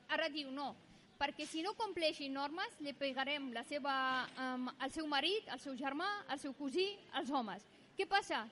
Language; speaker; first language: Catalan; non-native, fluent; Persian